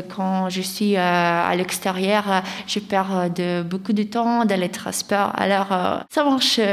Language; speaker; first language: French; non-native, fluent; Greek